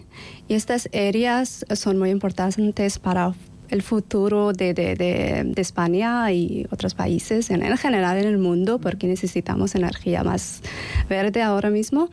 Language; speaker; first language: Spanish; non-native, learner; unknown